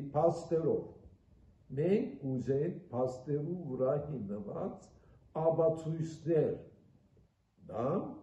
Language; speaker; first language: Armenian; early bilingual, heritage; Armenian